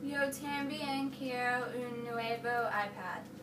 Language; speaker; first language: Spanish; non-native, learner; English